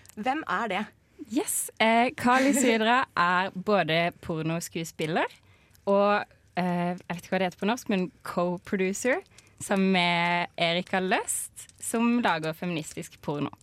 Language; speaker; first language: Norwegian; native; Norwegian